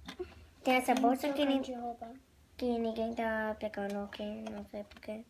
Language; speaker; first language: Portuguese; early bilingual, heritage; Portuguese